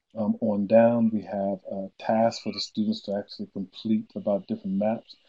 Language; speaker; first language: English; native; English